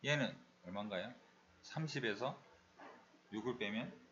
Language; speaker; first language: Korean; native; Korean